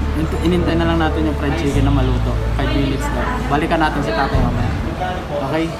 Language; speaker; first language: Filipino; native; Filipino